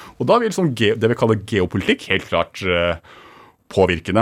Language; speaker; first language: Norwegian; early bilingual, other home language; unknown